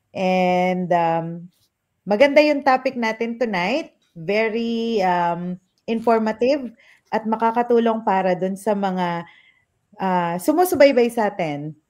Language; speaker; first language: Filipino; non-native, local second language; Pampanga